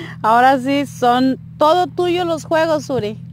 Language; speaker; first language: Spanish; native; Spanish